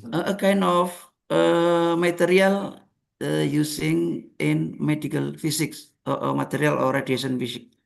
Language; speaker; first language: English; non-native, learner; Indonesian